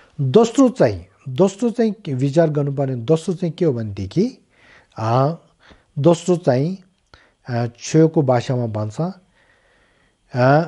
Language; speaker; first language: Nepali; non-native, local second language; Tibetan